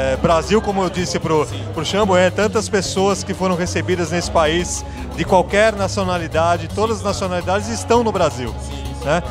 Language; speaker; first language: Portuguese; native; Portuguese